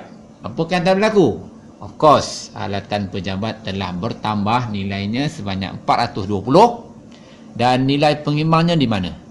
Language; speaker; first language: Malay; native; Malay